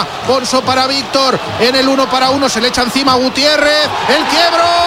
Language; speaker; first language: Spanish; native; Spanish